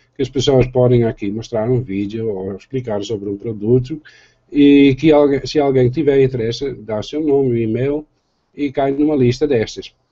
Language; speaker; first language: Portuguese; non-native, fluent; Dutch